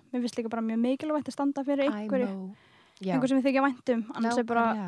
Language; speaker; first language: Icelandic; early bilingual, other home language; Filipino